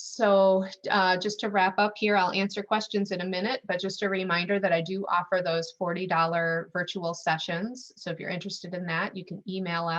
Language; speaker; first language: English; native; English